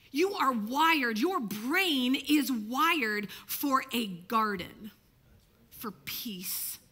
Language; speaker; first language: English; early bilingual, other home language; Italian